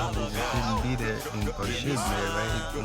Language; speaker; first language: English; native; English